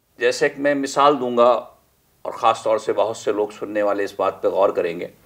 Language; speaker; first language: Urdu; native; Urdu